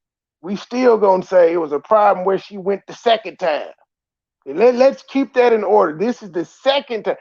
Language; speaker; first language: English; native; English